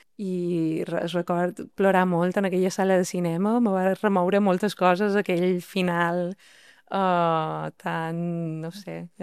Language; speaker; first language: Catalan; native; Catalan